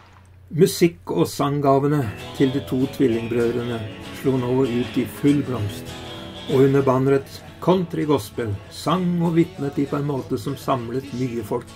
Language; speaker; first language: Norwegian; native; Norwegian